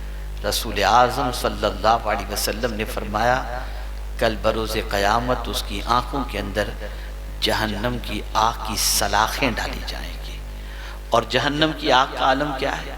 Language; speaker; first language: Urdu; native; Urdu